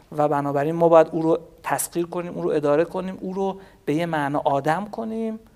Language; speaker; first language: Persian; native; Persian